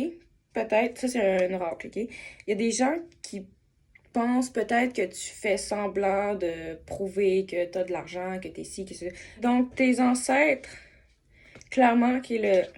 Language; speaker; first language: French; native; French